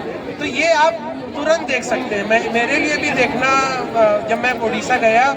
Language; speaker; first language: Hindi; native; Hindi